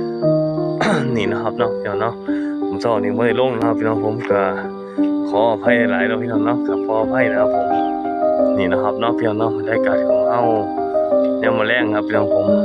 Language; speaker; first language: Thai; non-native, local second language; Northeastern Thai